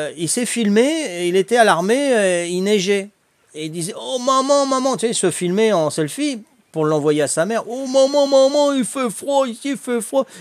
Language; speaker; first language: French; native; French